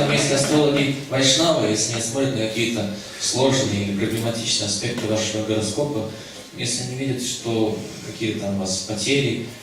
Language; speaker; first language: Russian; native; Russian